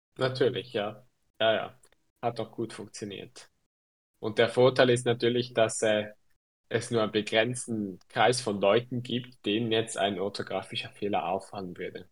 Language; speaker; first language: German; non-native, local second language; Romansh